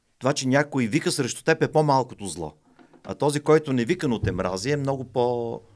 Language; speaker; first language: Bulgarian; native; Bulgarian